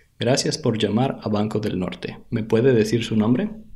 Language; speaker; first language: Spanish; native; Spanish